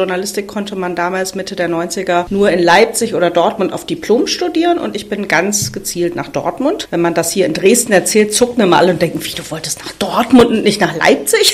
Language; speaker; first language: German; native; German